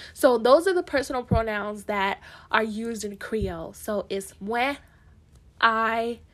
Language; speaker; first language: English; early bilingual, other home language; Haitian Creole